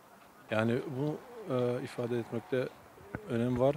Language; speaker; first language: Turkish; early bilingual, other home language; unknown